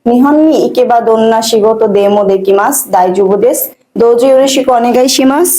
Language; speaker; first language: Japanese; non-native, learner; Bangla